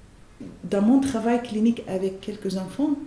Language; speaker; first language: French; non-native, fluent; Arabic